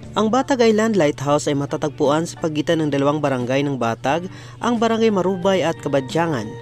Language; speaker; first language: Filipino; non-native, local second language; Waray